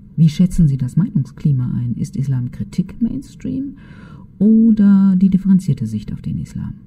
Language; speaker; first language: German; native; German